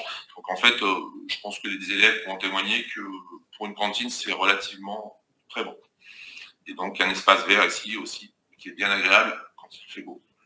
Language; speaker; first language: French; native; French